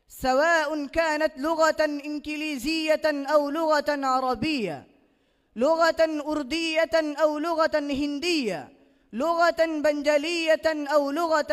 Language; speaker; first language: Arabic; non-native, learner; Bangla